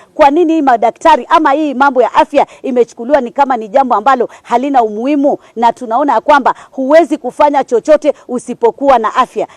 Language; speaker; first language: Swahili; native; Swahili